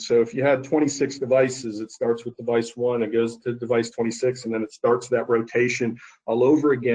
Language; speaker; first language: English; native; English